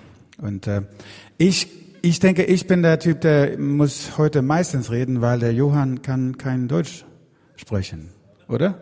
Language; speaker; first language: German; non-native, fluent; Swedish